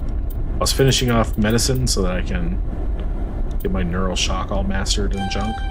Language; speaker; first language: English; native; English